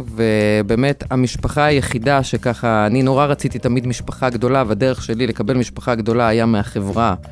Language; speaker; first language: Hebrew; non-native, fluent; Lithuanian